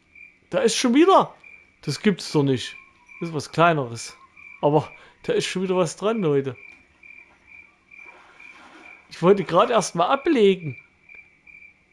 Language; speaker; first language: German; native; German